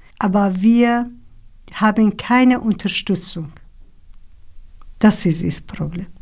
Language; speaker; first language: German; non-native, learner; Kurdish